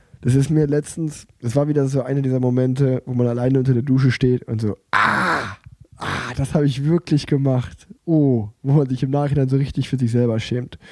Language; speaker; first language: German; native; German